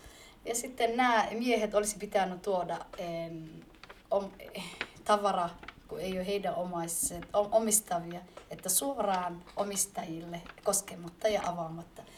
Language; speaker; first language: Finnish; early bilingual, other home language; Somali